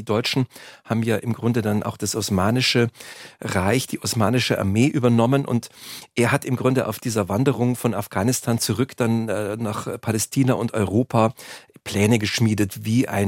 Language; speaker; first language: German; native; German